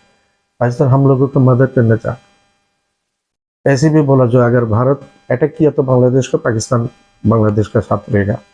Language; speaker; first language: Hindi; non-native, learner; Bangla